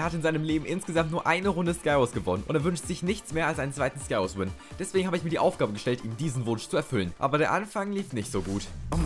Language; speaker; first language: German; native; German